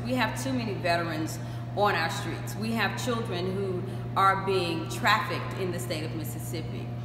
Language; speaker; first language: English; native; English